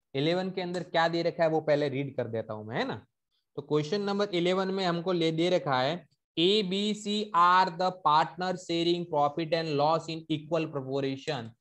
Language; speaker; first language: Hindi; non-native, local second language; Gujarati